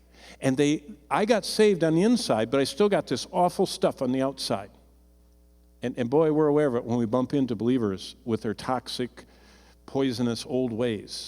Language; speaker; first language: English; native; English